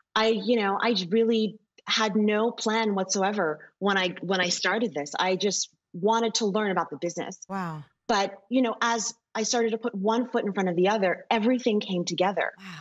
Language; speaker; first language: English; native; English